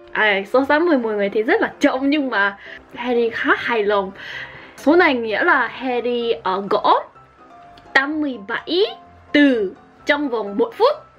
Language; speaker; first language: Vietnamese; non-native, fluent; Korean